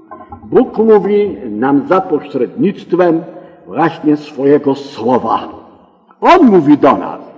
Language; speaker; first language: Polish; native; Polish